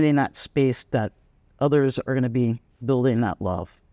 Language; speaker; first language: English; native; English